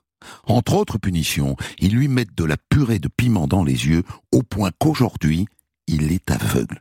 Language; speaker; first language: French; native; French